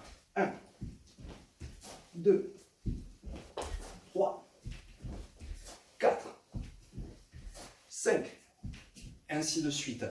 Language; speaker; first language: French; native; French